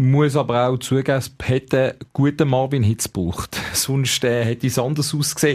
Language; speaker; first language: German; native; German